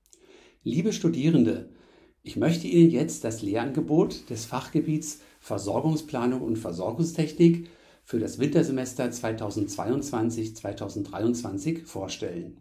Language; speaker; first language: German; native; German